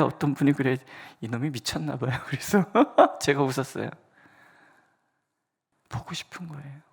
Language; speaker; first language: Korean; native; Korean